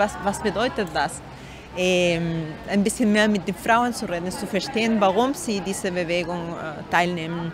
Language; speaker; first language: German; non-native, learner; Spanish